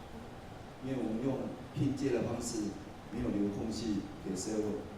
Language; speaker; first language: Chinese; native; Chinese